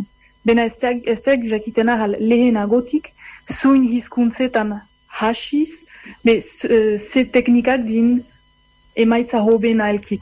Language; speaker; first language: Basque; native; Basque